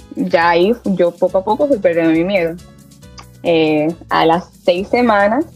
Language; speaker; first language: Spanish; early bilingual, heritage; Spanish